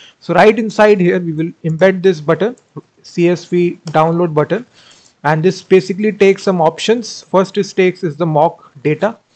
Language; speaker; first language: English; non-native, local second language; Hindi